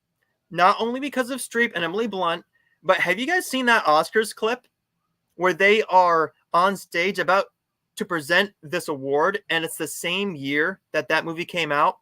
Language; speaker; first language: English; native; English